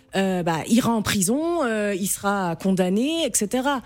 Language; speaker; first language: French; non-native, local second language; Arabic